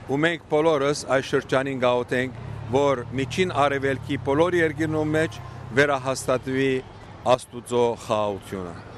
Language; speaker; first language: Armenian; early bilingual, heritage; Armenian